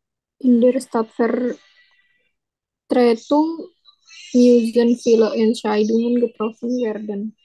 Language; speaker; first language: German; non-native, learner; Indonesian